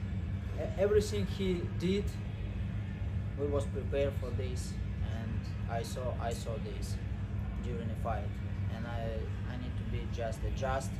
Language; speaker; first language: English; non-native, learner; Ukrainian